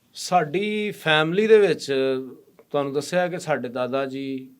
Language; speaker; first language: Punjabi; native; Punjabi